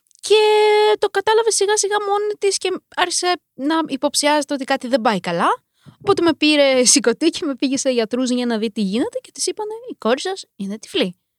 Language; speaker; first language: Greek; early bilingual, other home language; Romanian